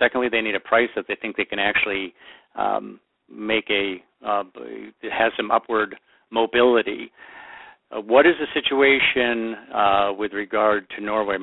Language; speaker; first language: English; native; English